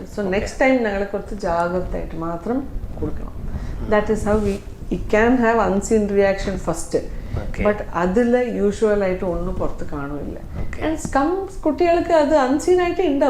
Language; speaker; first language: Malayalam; non-native, fluent; Tamil